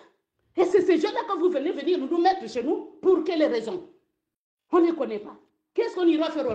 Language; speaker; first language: French; non-native, local second language; Lingala